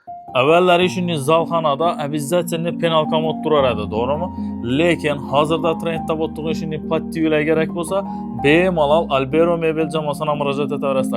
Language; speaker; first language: Uzbek; native; Uzbek